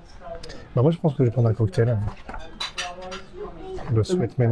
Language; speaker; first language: French; native; French